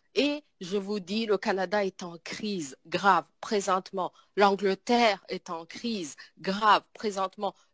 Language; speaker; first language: French; non-native, local second language; Kinyarwanda